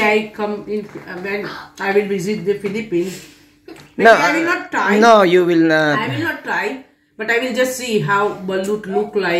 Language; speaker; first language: English; non-native, local second language; Gujarati